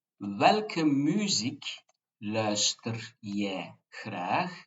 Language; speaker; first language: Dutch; non-native, fluent; Turkish